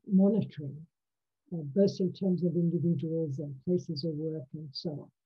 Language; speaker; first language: English; non-native, fluent; Persian